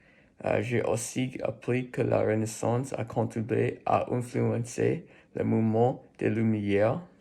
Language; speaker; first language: French; non-native, learner; English